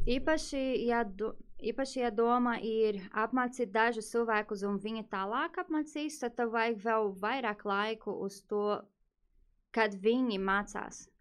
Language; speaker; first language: Latvian; non-native, fluent; Portuguese